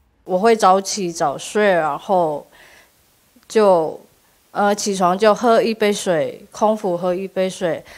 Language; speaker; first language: Chinese; non-native, fluent; Indonesian